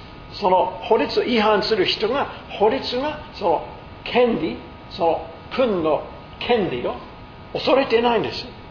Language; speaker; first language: Japanese; non-native, fluent; English